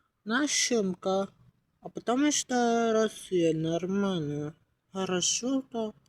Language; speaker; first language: Russian; non-native, learner; Uzbek